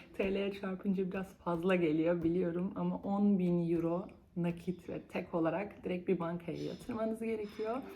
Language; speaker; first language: Turkish; native; Turkish